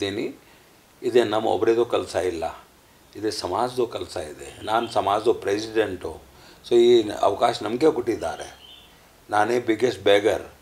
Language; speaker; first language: Kannada; non-native, learner; Hindi